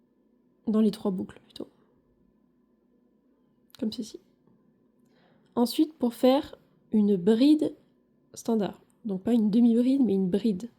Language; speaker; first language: French; native; French